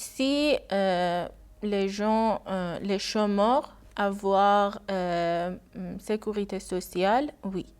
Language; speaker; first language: French; non-native, learner; Persian